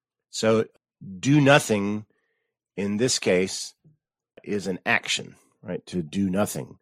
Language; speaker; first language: English; native; English